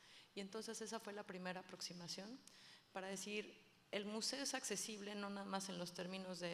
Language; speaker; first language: Spanish; native; Spanish